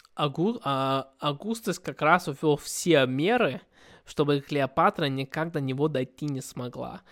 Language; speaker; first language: Russian; early bilingual, other home language; English